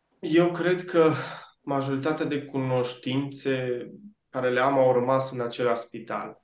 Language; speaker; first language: Romanian; early bilingual, heritage; Romanian